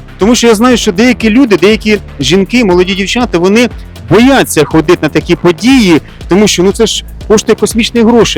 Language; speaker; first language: Ukrainian; native; Ukrainian